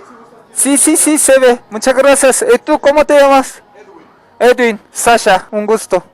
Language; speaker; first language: Spanish; non-native, learner; Korean